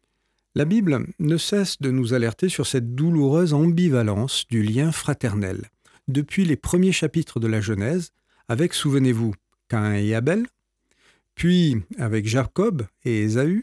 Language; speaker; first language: French; native; French